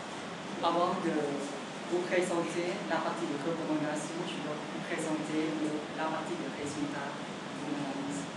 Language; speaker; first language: French; non-native, learner; Vietnamese